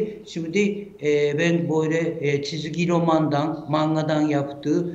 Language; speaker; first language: Turkish; non-native, fluent; Japanese